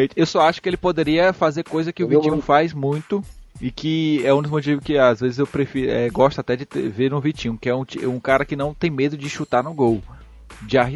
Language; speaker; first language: Portuguese; native; Portuguese